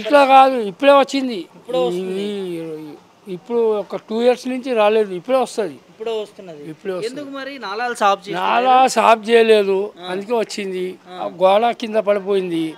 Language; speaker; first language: Telugu; non-native, local second language; Urdu